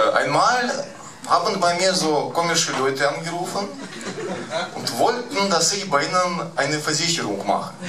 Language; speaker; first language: German; early bilingual, other home language; Russian